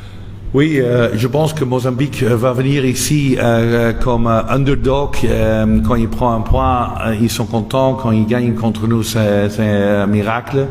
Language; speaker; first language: French; non-native, local second language; Dutch